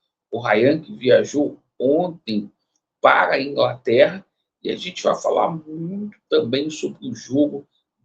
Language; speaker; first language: Portuguese; native; Portuguese